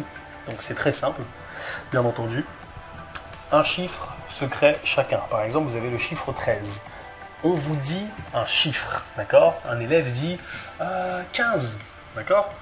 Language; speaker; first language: French; native; French